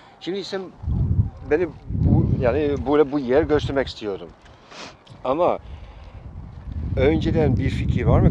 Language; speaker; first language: Turkish; non-native, fluent; Dutch